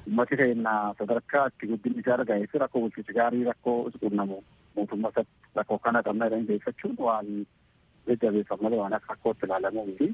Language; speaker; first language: Oromo; native; Oromo